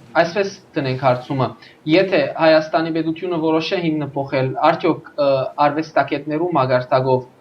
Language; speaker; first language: Armenian; early bilingual, heritage; Armenian